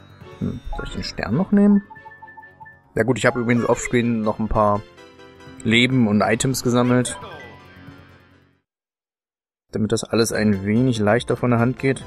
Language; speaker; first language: German; native; German